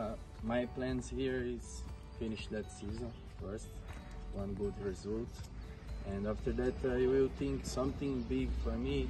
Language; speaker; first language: English; non-native, learner; Portuguese